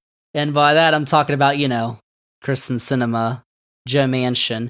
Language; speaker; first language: English; native; English